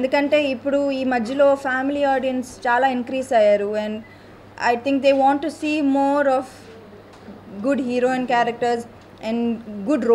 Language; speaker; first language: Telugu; non-native, local second language; Tamil